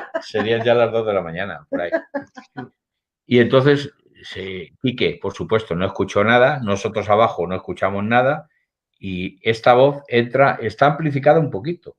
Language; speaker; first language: Spanish; native; Spanish